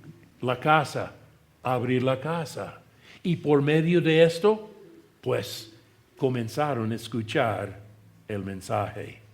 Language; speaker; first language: Spanish; non-native, fluent; English